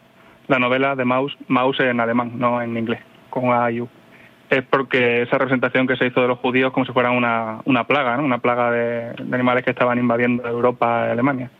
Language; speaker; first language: Spanish; native; Spanish